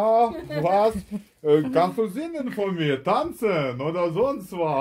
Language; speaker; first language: German; non-native, learner; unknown